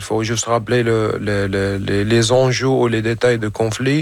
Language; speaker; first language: French; non-native, fluent; Arabic